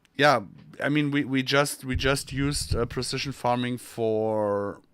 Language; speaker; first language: English; non-native, fluent; German